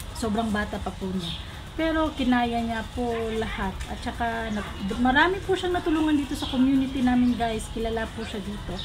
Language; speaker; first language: Filipino; non-native, local second language; Cebuano